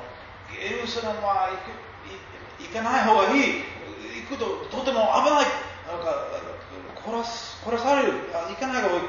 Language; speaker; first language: Japanese; non-native, fluent; English